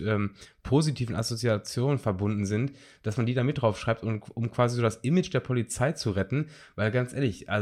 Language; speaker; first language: German; native; German